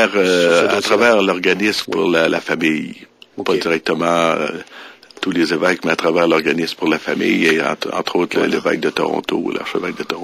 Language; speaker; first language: French; native; French